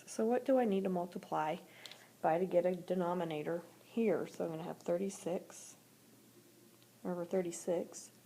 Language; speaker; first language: English; native; English